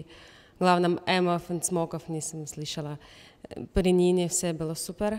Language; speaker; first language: Slovenian; non-native, fluent; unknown